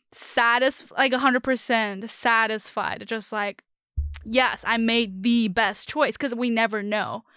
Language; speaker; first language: English; non-native, fluent; Chinese